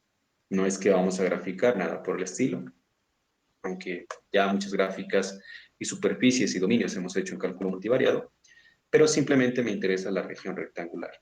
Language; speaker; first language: Spanish; native; Spanish